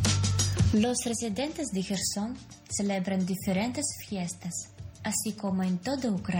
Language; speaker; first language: Spanish; non-native, fluent; Ukrainian